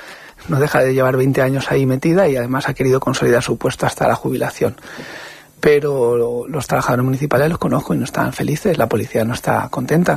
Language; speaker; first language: Spanish; native; Spanish